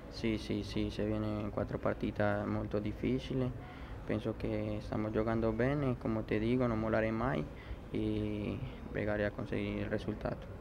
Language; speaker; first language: Italian; non-native, learner; Spanish